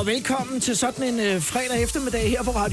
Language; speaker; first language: Danish; native; Danish